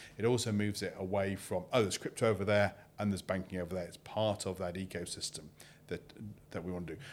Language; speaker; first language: English; native; English